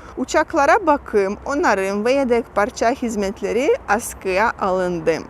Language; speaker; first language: Turkish; non-native, fluent; Russian